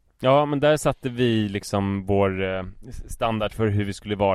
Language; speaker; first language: Swedish; native; Swedish